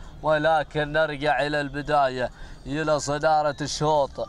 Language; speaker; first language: Arabic; native; Arabic